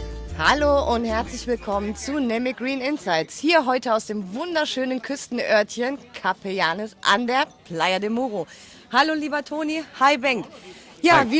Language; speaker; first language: German; native; German